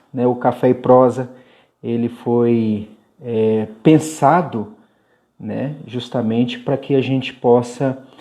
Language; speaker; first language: Portuguese; native; Portuguese